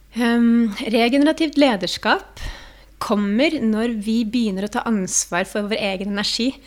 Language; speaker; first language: Norwegian; native; Norwegian